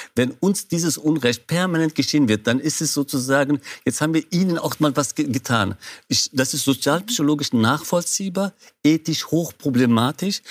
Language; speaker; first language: German; non-native, fluent; Kurdish